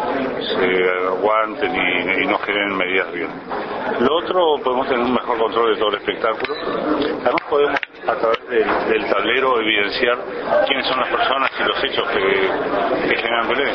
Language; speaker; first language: Spanish; native; Spanish